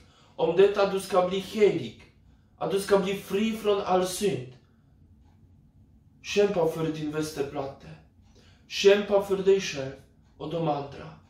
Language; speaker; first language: Swedish; non-native, fluent; Polish